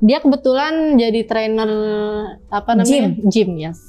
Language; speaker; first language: Indonesian; native; Indonesian